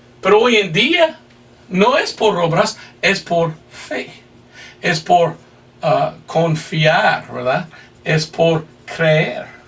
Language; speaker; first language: Spanish; non-native, fluent; English